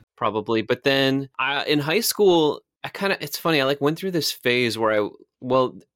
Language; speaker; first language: English; native; English